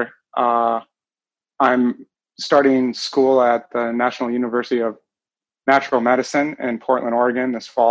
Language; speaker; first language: English; native; English